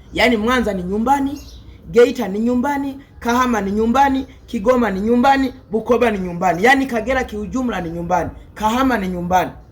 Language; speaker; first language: Swahili; native; Swahili